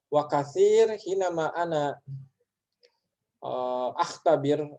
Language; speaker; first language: Arabic; non-native, fluent; Indonesian